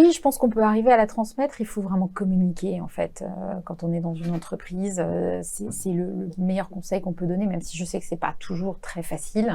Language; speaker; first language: French; native; French